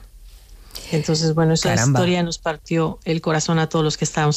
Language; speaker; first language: Spanish; native; Spanish